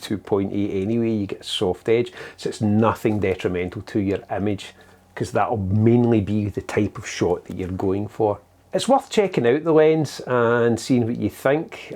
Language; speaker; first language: English; native; English